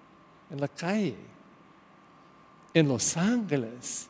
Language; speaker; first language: Spanish; non-native, learner; English